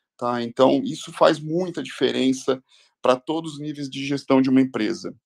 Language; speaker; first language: Portuguese; native; Portuguese